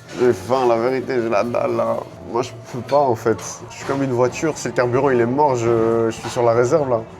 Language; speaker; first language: French; native; French